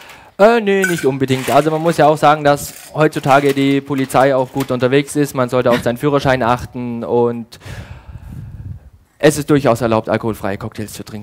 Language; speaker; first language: German; native; German